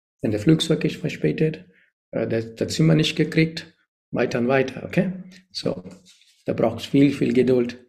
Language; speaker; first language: German; non-native, learner; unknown